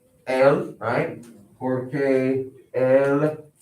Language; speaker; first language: Spanish; non-native, fluent; English